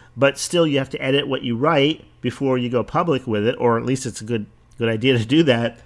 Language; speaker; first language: English; early bilingual, other home language; Italian